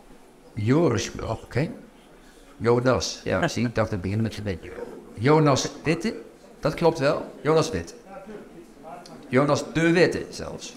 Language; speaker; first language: Dutch; native; Dutch